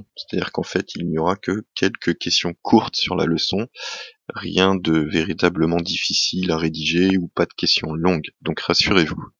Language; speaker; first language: French; native; French